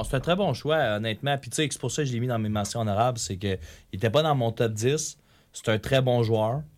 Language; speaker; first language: French; native; French